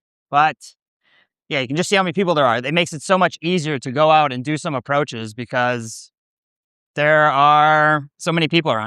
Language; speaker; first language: English; native; English